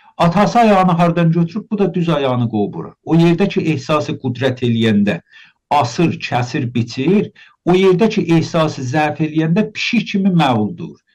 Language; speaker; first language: Azerbaijani; native; Azerbaijani